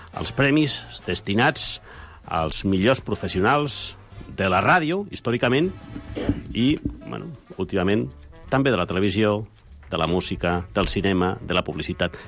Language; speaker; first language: Catalan; native; Catalan